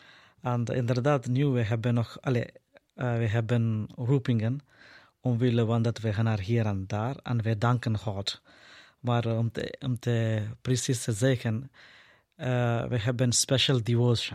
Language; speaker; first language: Dutch; non-native, learner; Telugu